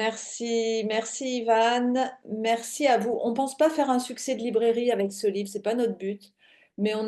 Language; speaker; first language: French; native; French